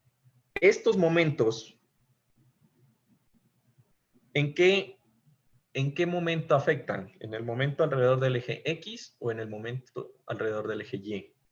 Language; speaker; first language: Spanish; native; Spanish